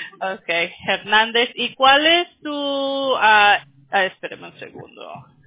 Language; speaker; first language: Spanish; early bilingual, heritage; Spanish